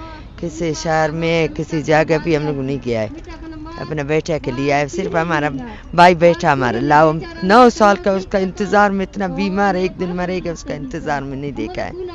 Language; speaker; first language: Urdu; non-native, local second language; Baluchi